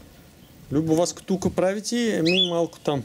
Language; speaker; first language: Bulgarian; non-native, learner; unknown